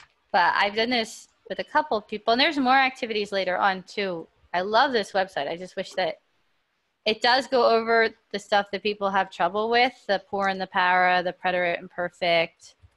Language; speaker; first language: English; native; English